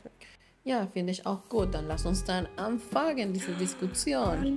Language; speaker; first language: German; non-native, fluent; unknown